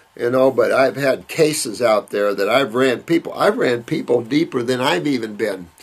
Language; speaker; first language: English; native; English